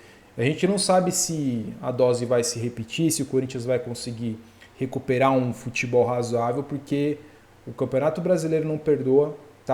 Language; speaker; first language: Portuguese; native; Portuguese